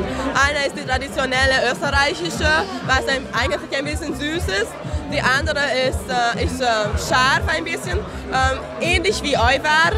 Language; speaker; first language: German; non-native, local second language; Hungarian